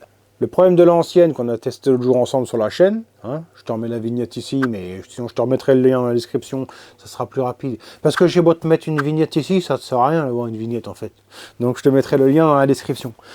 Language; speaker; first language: French; native; French